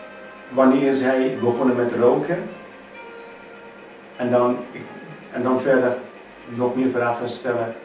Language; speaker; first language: Dutch; non-native, fluent; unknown